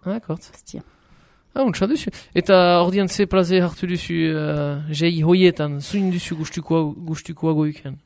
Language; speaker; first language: Basque; native; Basque